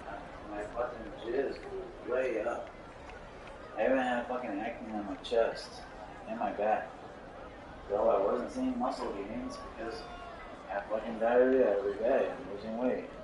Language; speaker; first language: English; native; English